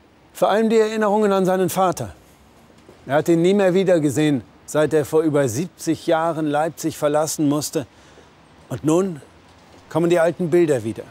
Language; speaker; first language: German; native; German